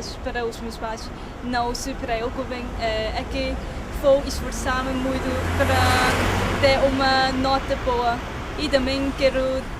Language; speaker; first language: Portuguese; non-native, fluent; Chinese